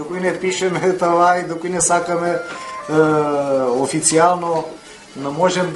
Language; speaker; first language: Bulgarian; early bilingual, heritage; Bulgarian